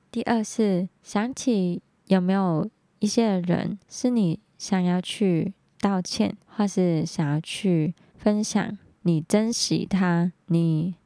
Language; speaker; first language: Chinese; non-native, local second language; Cantonese